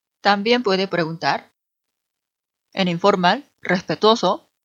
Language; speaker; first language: Spanish; non-native, fluent; Korean